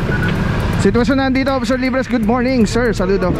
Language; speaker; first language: Filipino; native; Filipino